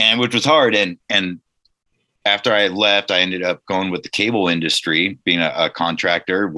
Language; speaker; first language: English; native; English